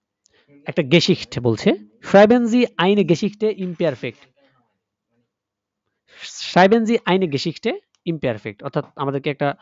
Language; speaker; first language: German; non-native, fluent; Bangla